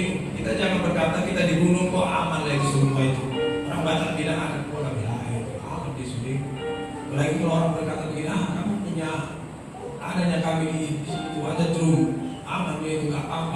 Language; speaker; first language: Indonesian; native; Indonesian